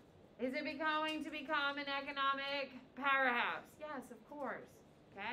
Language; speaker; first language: English; native; English